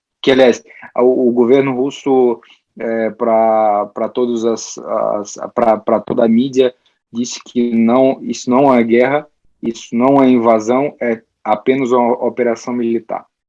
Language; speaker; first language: Portuguese; early bilingual, heritage; Portuguese